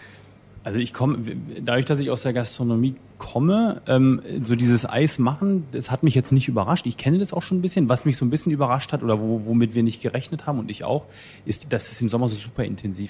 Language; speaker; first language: German; native; German